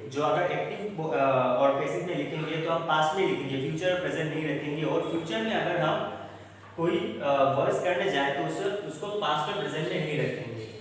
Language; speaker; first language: Hindi; non-native, local second language; Bangla